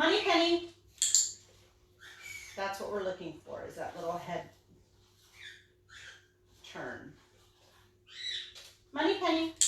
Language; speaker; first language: English; native; English